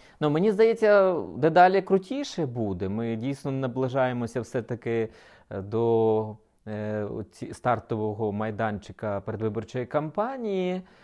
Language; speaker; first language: Ukrainian; native; Ukrainian